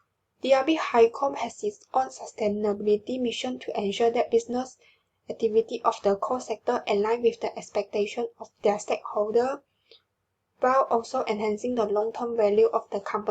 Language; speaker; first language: English; non-native, learner; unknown